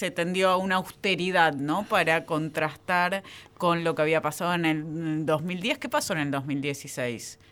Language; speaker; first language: Spanish; native; Spanish